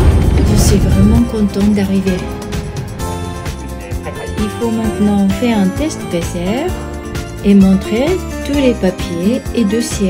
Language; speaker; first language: French; non-native, fluent; Japanese